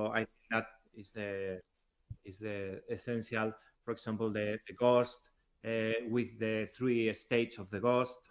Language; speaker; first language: English; non-native, learner; Spanish